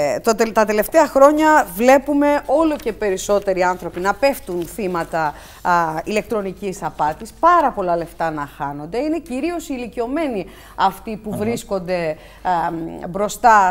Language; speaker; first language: Greek; native; Greek